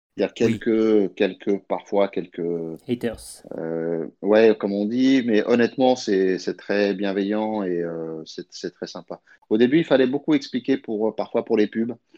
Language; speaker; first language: French; early bilingual, other home language; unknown